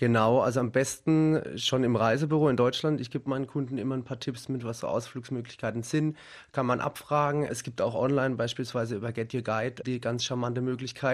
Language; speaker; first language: German; native; German